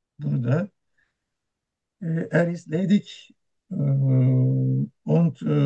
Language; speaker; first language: German; non-native, learner; Turkish